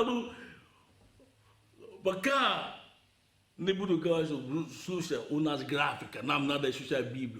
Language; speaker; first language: Russian; non-native, learner; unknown